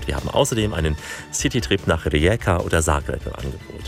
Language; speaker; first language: German; native; German